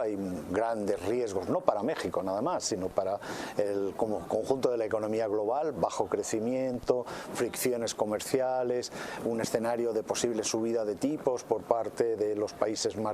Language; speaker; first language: Spanish; native; Spanish